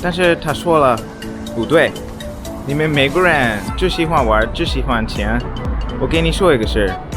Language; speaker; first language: Chinese; non-native, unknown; English